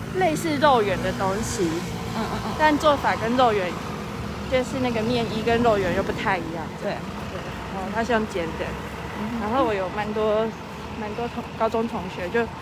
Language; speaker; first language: Chinese; native; Chinese